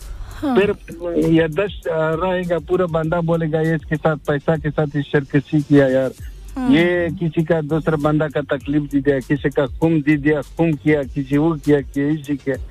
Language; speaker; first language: Hindi; non-native, local second language; Pashto